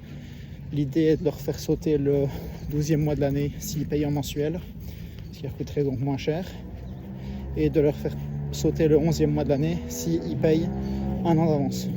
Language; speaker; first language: French; native; French